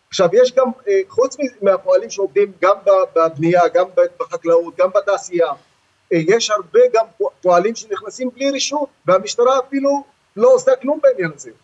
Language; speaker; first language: Hebrew; non-native, local second language; Arabic